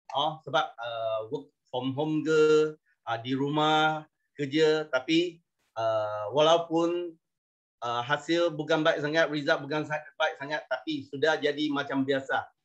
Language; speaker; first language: Malay; non-native, local second language; Chinese